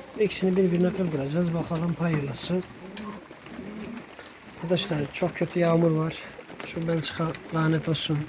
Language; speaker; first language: Turkish; native; Turkish